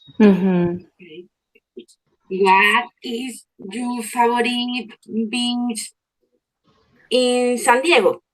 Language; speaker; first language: English; non-native, learner; Spanish